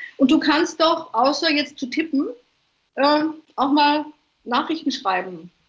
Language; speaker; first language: German; native; German